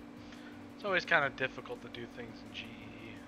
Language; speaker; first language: English; native; English